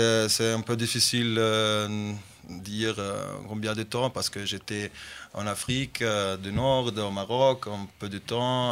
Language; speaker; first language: French; non-native, fluent; Bosnian